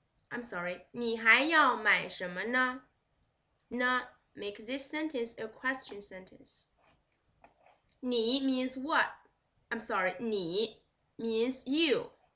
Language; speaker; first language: English; non-native, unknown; Chinese